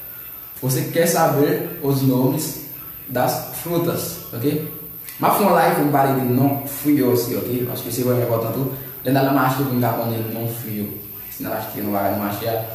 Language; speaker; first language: Portuguese; non-native, learner; Haitian Creole